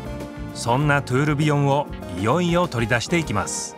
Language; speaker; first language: Japanese; native; Japanese